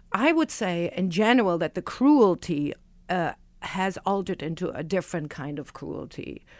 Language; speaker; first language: English; non-native, fluent; German